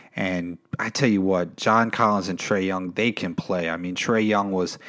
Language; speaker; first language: English; native; English